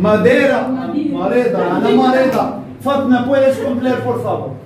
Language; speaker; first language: Spanish; non-native, fluent; Arabic